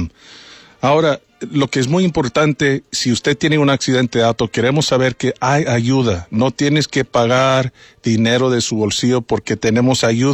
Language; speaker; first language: Spanish; early bilingual, heritage; Spanish